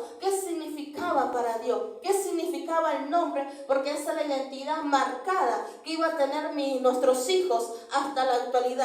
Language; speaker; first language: Spanish; native; Spanish